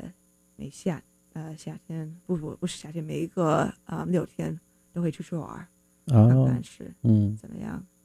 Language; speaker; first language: Chinese; non-native, fluent; English